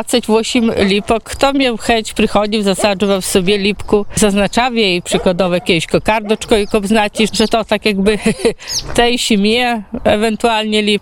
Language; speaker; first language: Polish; non-native, local second language; Belarusian